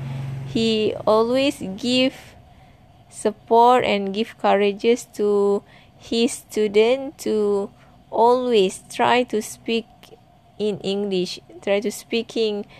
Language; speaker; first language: English; non-native, learner; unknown